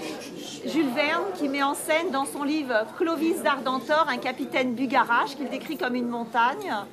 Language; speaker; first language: French; native; French